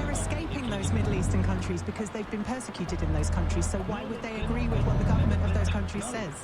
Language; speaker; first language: English; native; English